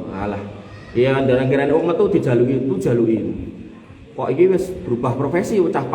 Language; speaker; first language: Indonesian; non-native, local second language; Javanese